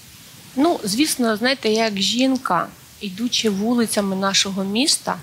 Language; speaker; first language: Ukrainian; native; Ukrainian